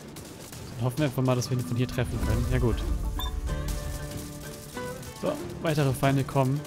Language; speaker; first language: German; native; German